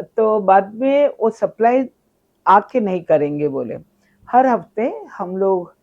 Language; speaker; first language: Hindi; non-native, local second language; Kannada